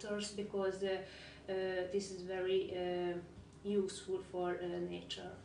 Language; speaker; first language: English; non-native, learner; Hungarian